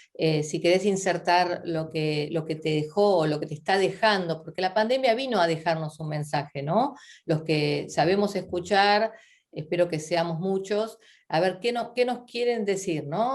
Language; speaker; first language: Spanish; native; Spanish